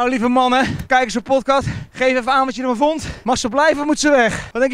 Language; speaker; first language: Dutch; native; Dutch